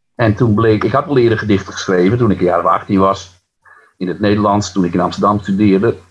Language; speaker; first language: Dutch; non-native, local second language; Western Frisian